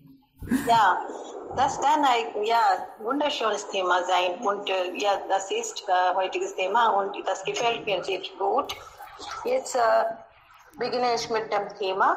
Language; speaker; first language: German; non-native, learner; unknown